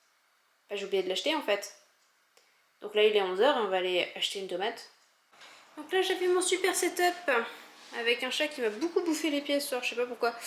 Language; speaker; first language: French; native; French